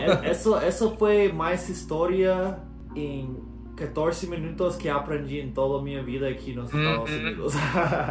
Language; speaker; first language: Portuguese; non-native, fluent; English